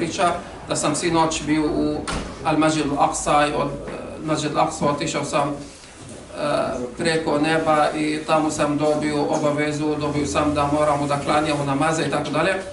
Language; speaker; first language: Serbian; non-native, fluent; Arabic